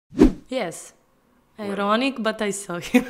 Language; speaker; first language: English; non-native, fluent; Serbian